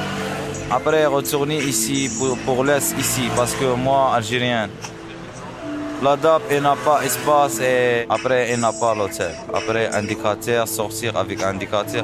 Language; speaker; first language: French; non-native, learner; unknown